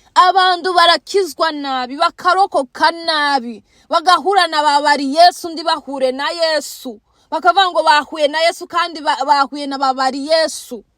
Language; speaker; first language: Kinyarwanda; native; Kinyarwanda